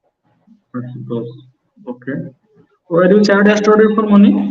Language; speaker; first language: English; non-native, local second language; Odia